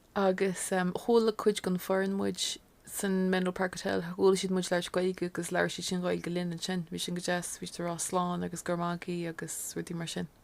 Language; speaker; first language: Irish; non-native, local second language; English